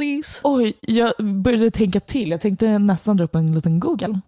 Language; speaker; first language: Swedish; native; Swedish